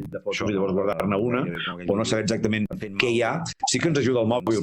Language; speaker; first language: Catalan; native; Catalan